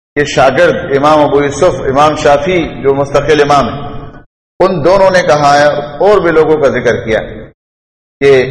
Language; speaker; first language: Urdu; non-native, local second language; Pashto